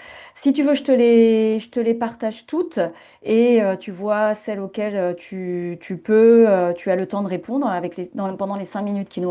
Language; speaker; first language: French; native; French